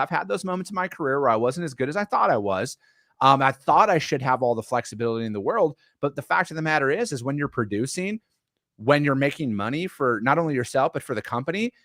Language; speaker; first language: English; native; English